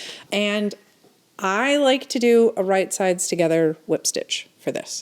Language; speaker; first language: English; native; English